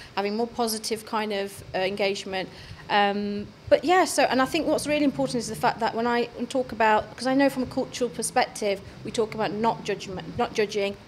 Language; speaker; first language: English; early bilingual, other home language; Hindi